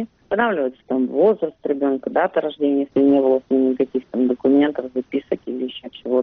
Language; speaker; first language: Russian; native; Russian